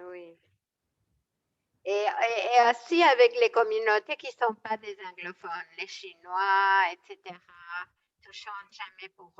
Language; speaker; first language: French; non-native, fluent; Spanish